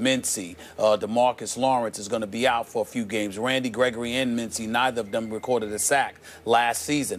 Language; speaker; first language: English; native; English